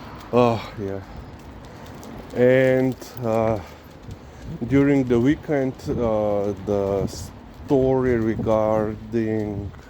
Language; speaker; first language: English; non-native, fluent; Slovenian